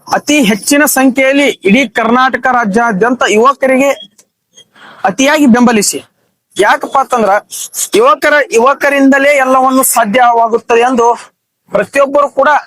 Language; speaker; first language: Kannada; native; Kannada